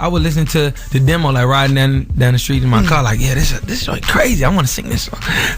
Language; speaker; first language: English; native; English